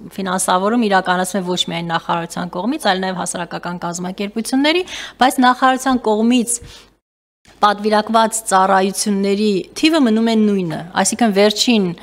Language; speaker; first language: Armenian; native; Armenian